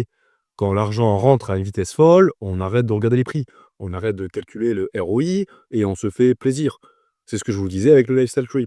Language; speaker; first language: French; native; French